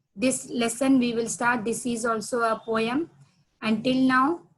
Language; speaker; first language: English; non-native, local second language; Hindi